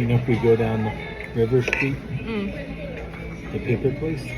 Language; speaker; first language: English; native; English